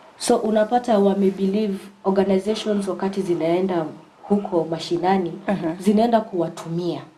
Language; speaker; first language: Swahili; non-native, local second language; Gusii